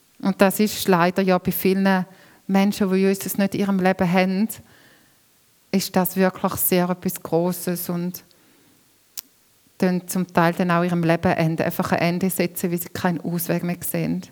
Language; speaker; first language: German; native; German